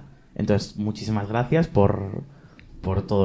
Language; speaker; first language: Spanish; native; Spanish